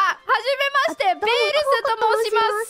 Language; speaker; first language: Japanese; non-native, learner; English